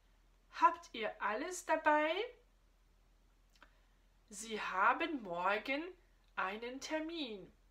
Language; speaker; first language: German; non-native, fluent; French